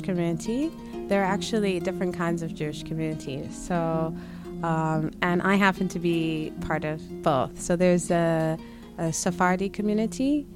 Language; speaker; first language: English; non-native, local second language; Shona